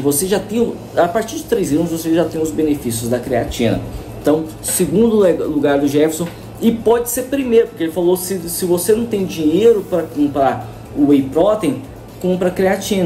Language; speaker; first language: Portuguese; native; Portuguese